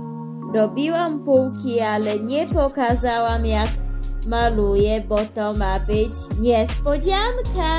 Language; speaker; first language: Polish; early bilingual, heritage; Polish